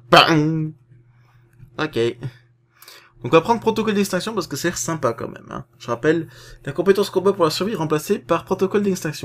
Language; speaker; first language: French; native; French